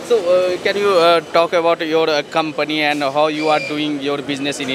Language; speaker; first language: English; non-native, local second language; Hindi